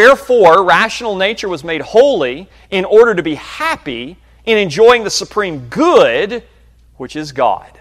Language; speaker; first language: English; native; English